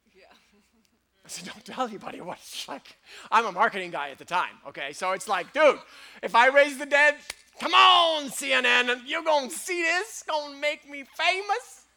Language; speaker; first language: English; native; English